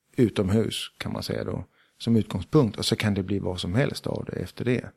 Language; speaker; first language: Swedish; early bilingual, heritage; Danish